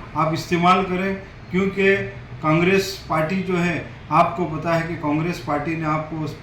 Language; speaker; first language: Hindi; non-native, local second language; Gujarati